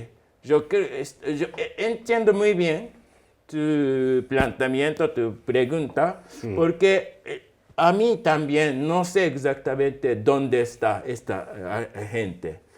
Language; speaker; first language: Spanish; non-native, fluent; Japanese